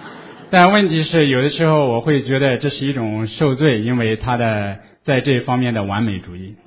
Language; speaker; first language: Chinese; native; Chinese